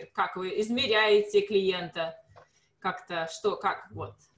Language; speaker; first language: Russian; native; Russian